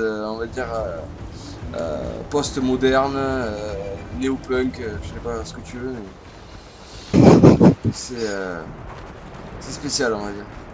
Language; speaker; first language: French; native; French